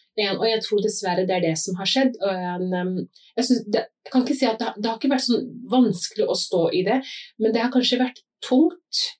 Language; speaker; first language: Norwegian; early bilingual, other home language; Somali